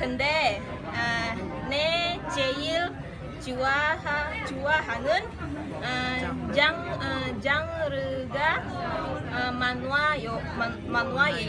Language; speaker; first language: Korean; non-native, learner; Indonesian